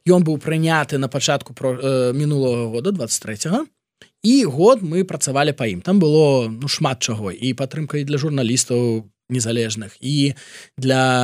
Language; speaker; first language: Belarusian; non-native, local second language; Russian